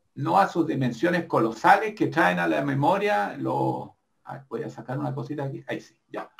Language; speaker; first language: Spanish; native; Spanish